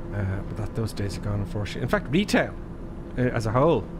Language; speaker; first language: English; native; English